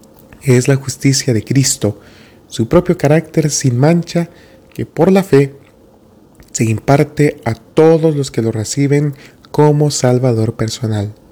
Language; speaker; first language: Spanish; native; Spanish